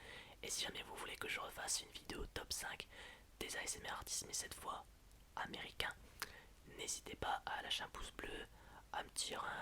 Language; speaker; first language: French; native; French